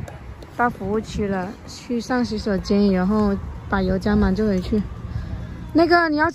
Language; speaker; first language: Chinese; native; Chinese